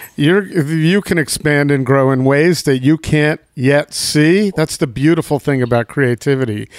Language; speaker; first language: English; native; English